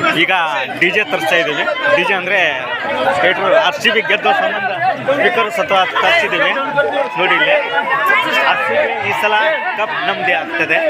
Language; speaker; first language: Kannada; non-native, local second language; Lambadi